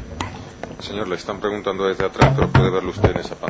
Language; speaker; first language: Spanish; native; Spanish